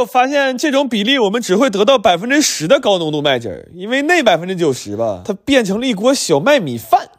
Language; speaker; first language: Chinese; native; Chinese